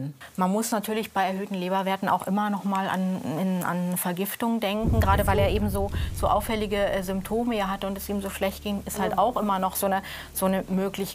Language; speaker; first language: German; native; German